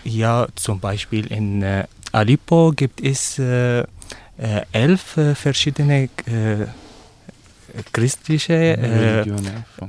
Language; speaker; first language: German; non-native, learner; Arabic